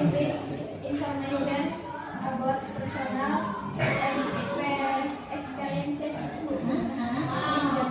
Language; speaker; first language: English; non-native, local second language; Indonesian